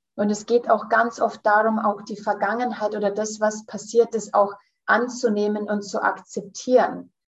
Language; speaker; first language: German; early bilingual, heritage; German